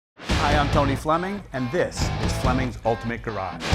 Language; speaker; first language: English; native; English